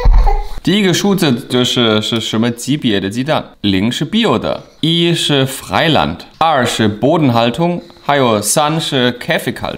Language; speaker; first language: Chinese; non-native, fluent; German